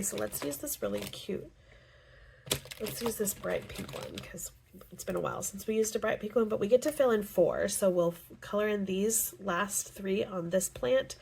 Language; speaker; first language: English; native; English